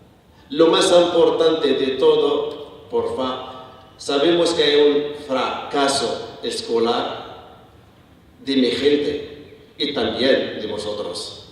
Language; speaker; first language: Spanish; non-native, learner; Arabic